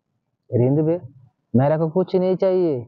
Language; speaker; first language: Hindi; non-native, learner; Bangla